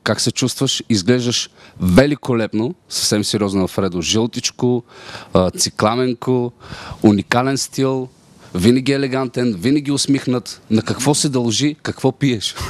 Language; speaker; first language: Bulgarian; native; Bulgarian